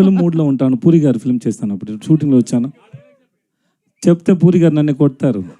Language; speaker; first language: Telugu; non-native, learner; Tamil